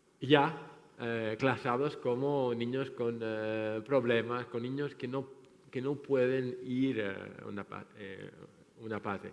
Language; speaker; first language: Spanish; non-native, fluent; French